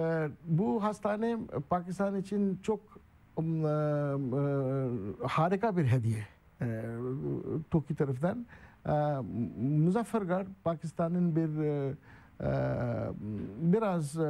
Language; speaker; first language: Turkish; non-native, learner; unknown